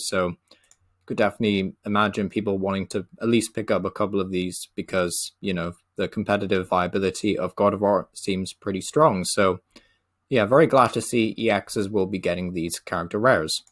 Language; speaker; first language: English; native; English